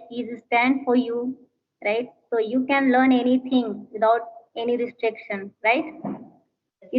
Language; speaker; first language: English; non-native, learner; Hindi